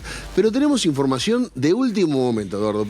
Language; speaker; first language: Spanish; native; Spanish